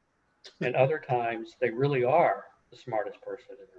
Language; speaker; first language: English; native; English